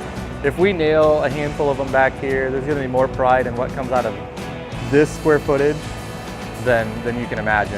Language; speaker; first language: English; native; English